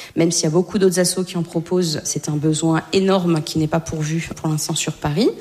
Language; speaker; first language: French; native; French